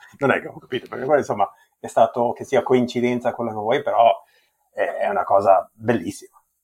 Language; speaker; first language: Italian; early bilingual, heritage; Italian